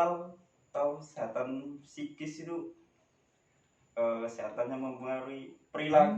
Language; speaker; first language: Indonesian; native; Indonesian